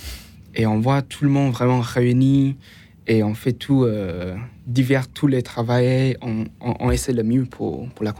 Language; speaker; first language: French; non-native, fluent; Chinese